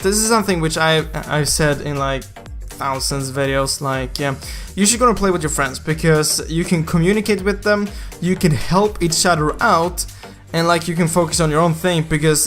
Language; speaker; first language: English; non-native, fluent; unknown